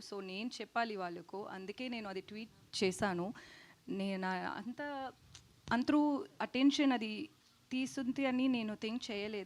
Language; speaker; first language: Telugu; non-native, learner; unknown